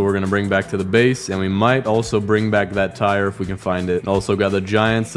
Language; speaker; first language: English; native; English